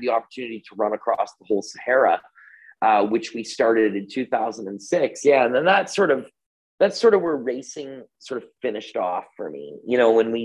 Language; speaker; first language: English; native; English